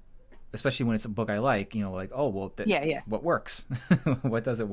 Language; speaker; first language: English; native; English